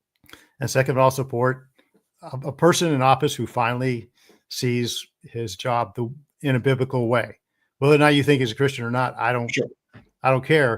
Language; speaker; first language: English; native; English